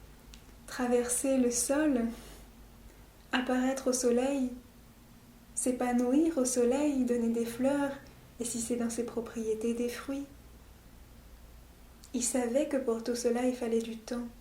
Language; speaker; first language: French; native; French